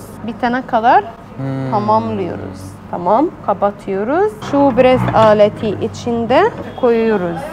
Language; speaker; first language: Turkish; non-native, fluent; Arabic